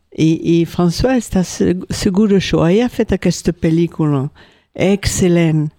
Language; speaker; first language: Catalan; non-native, local second language; French